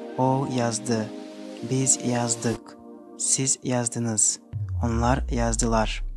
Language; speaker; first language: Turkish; non-native, fluent; Kyrgyz